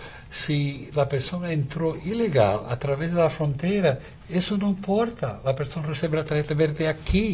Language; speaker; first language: Spanish; non-native, fluent; Portuguese